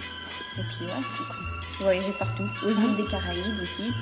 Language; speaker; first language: French; early bilingual, heritage; French